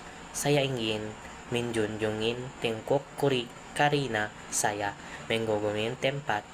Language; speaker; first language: Indonesian; non-native, learner; Filipino